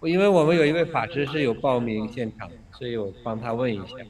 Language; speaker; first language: Chinese; native; Chinese